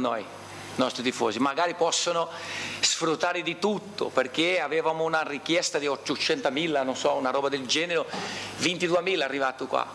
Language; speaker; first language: Italian; non-native, fluent; Portuguese